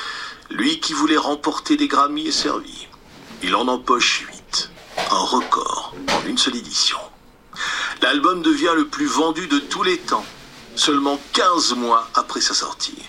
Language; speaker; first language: French; native; French